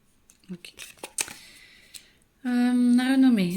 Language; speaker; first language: French; native; French